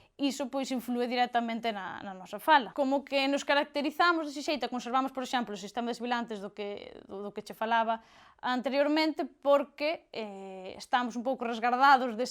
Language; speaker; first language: Galician; native; Galician